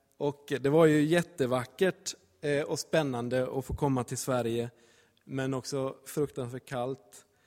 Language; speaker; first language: Swedish; native; Swedish